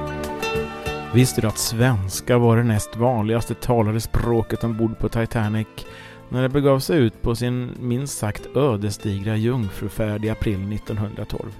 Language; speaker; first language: Swedish; native; Swedish